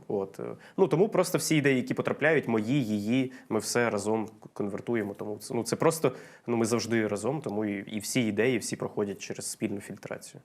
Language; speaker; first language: Ukrainian; non-native, local second language; Russian